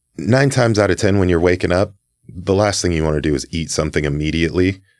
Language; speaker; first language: English; native; English